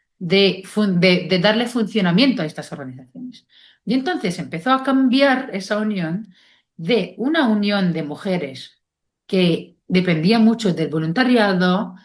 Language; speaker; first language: Spanish; non-native, fluent; Arabic